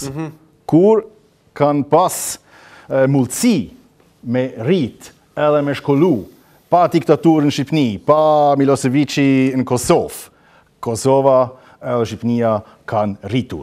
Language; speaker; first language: Albanian; non-native, learner; German